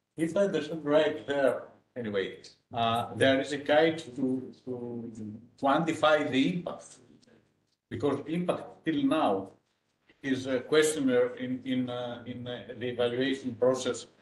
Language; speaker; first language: English; non-native, fluent; Greek